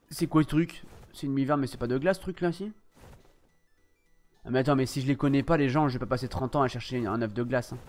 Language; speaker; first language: French; native; French